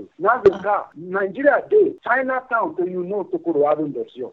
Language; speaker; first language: Japanese; non-native, fluent; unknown